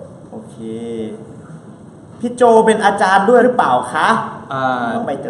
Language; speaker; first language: Thai; native; Thai